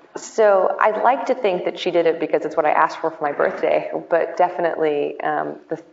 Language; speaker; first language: English; native; English